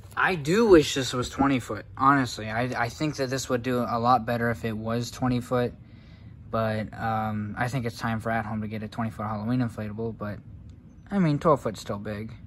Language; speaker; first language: English; native; English